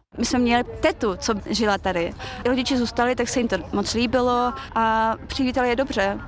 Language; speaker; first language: Czech; early bilingual, other home language; Chechen